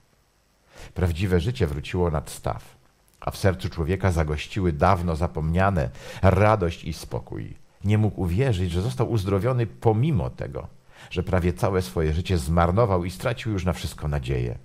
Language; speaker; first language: Polish; native; Polish